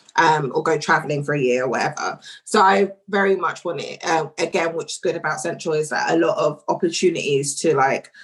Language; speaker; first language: English; native; English